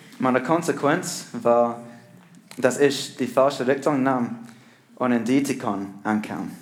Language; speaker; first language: German; non-native, learner; English